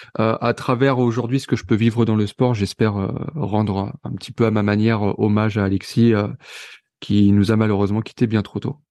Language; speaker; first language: French; native; French